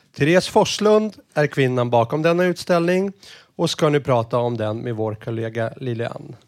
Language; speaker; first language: Swedish; native; Swedish